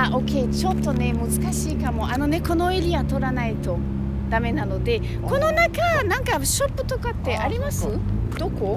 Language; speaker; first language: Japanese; non-native, fluent; French